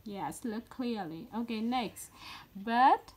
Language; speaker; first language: English; non-native, learner; Vietnamese